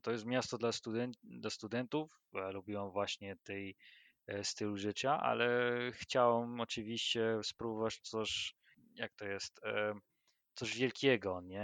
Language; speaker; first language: Polish; non-native, learner; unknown